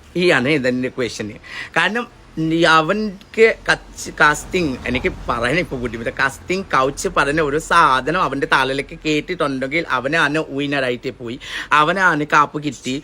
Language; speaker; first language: Malayalam; non-native, fluent; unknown